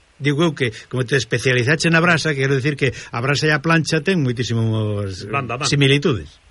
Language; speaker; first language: Galician; native; Galician